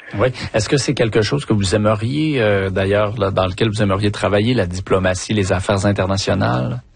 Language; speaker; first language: French; native; French